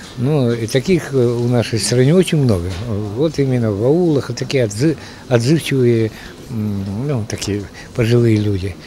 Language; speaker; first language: Russian; native; Russian